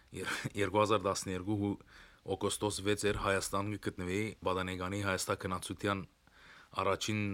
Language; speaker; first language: Armenian; early bilingual, heritage; Armenian